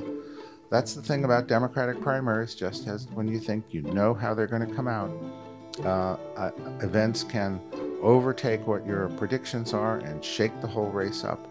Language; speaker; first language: English; native; English